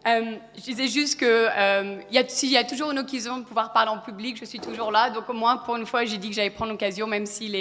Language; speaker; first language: French; early bilingual, other home language; Polish